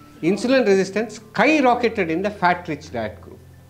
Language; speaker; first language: English; non-native, local second language; Kannada